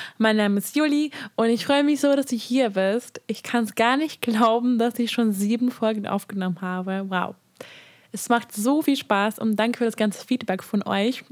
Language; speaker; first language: German; non-native, fluent; Hungarian